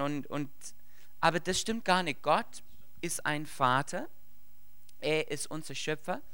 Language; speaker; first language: German; non-native, fluent; English